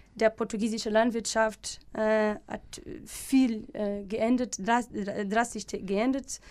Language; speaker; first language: German; non-native, fluent; Portuguese